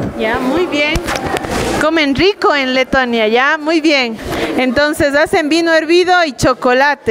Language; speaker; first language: Spanish; native; Spanish